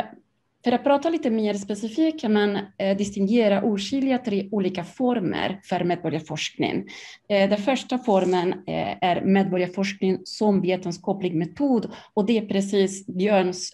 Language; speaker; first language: Swedish; non-native, fluent; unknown